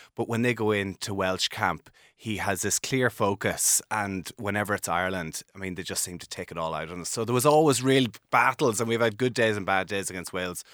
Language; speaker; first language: English; native; English